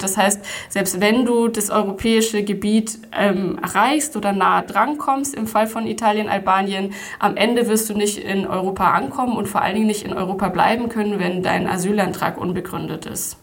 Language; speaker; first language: German; native; German